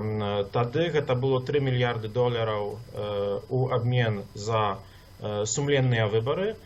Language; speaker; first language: Belarusian; non-native, local second language; Russian